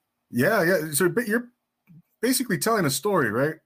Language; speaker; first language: English; early bilingual, other home language; Spanish